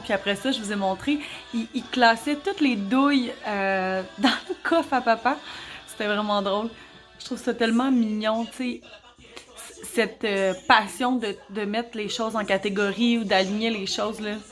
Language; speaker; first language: French; native; French